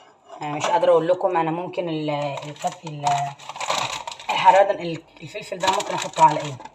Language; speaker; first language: Arabic; native; Arabic